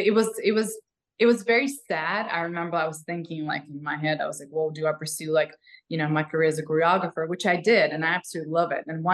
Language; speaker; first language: English; non-native, fluent; Ukrainian